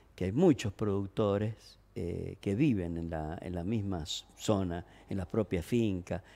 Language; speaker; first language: Spanish; native; Spanish